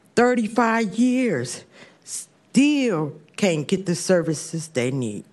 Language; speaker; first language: English; native; English